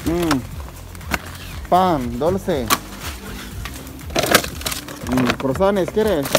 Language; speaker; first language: Spanish; non-native, learner; Filipino